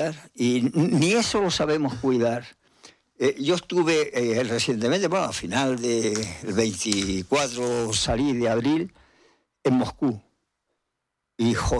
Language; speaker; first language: Spanish; native; Spanish